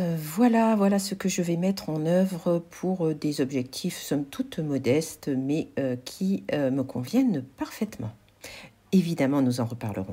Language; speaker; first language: French; native; French